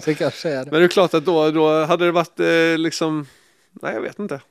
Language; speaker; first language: Swedish; native; Swedish